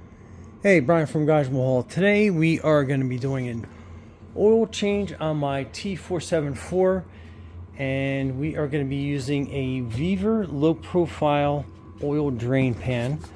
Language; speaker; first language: English; native; English